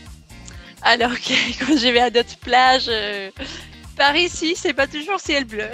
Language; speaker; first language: French; non-native, fluent; Spanish